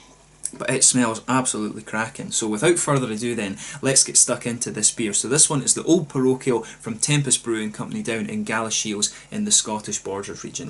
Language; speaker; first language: English; native; English